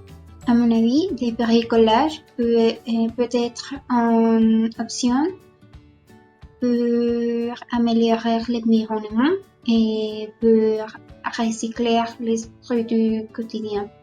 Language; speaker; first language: French; non-native, learner; Spanish